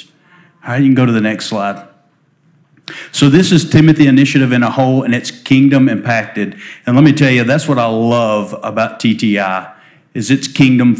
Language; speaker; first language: English; native; English